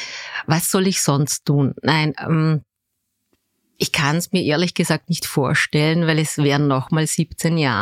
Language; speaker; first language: German; early bilingual, other home language; Turkish